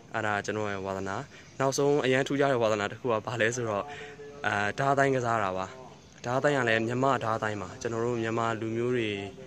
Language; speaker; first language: Burmese; native; Burmese